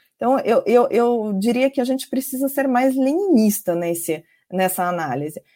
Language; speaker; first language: Portuguese; non-native, fluent; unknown